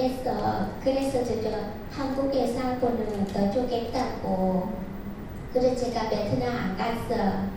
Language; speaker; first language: Korean; non-native, learner; Vietnamese